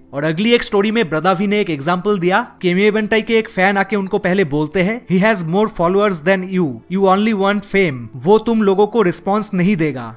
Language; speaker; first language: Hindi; non-native, local second language; Bangla